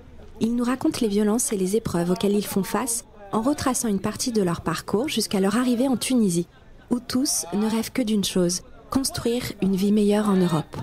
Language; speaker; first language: French; native; French